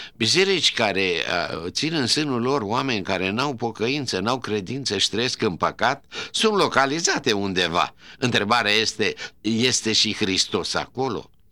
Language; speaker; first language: Romanian; native; Romanian